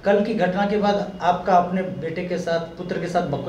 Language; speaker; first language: Hindi; non-native, local second language; Bangla